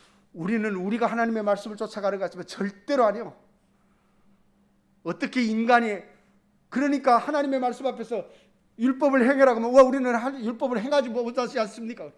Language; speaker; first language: Korean; native; Korean